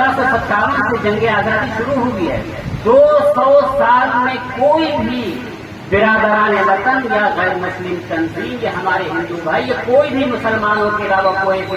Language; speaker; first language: Urdu; native; Urdu